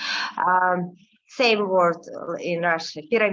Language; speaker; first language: English; non-native, learner; Russian